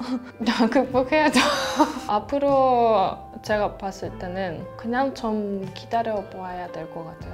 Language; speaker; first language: Korean; non-native, fluent; Russian